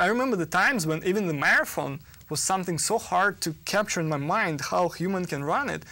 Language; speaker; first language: English; non-native, fluent; Russian